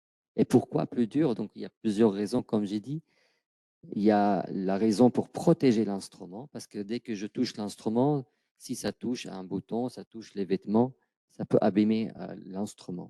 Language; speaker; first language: French; non-native, fluent; Arabic